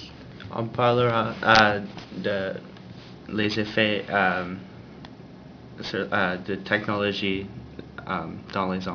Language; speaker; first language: French; non-native, learner; English